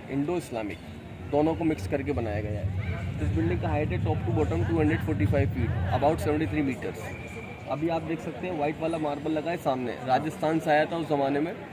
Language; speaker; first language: Hindi; native; Hindi